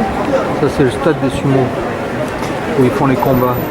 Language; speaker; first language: French; native; French